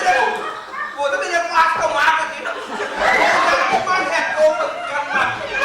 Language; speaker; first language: Dutch; non-native, local second language; Papiamento